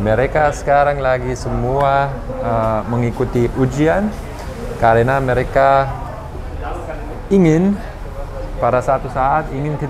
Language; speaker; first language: Indonesian; non-native, fluent; German